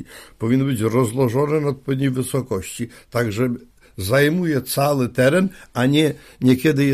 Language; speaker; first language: Polish; native; Polish